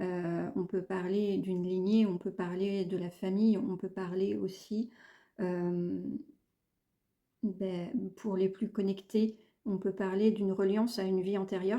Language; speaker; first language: French; native; French